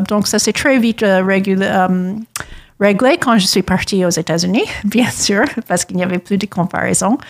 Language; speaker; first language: French; non-native, fluent; English